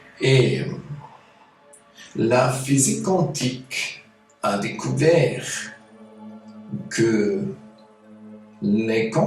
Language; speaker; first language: French; non-native, fluent; German